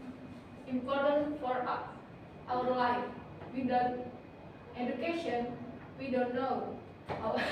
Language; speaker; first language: English; non-native, learner; Indonesian